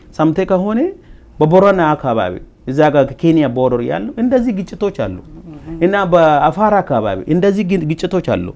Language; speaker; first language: Amharic; non-native, local second language; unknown